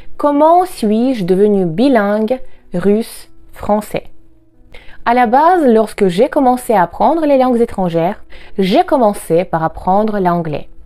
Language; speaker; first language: French; non-native, fluent; Russian